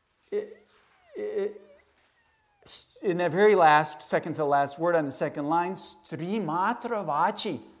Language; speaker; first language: English; native; English